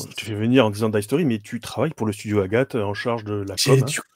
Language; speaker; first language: French; native; French